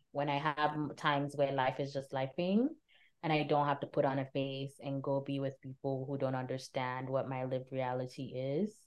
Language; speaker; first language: English; native; English